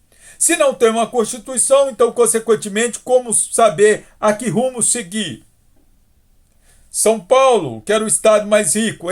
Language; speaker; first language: Portuguese; native; Portuguese